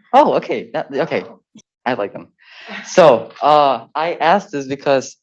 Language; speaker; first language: English; early bilingual, other home language; Spanish